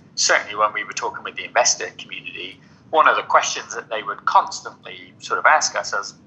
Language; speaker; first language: English; native; English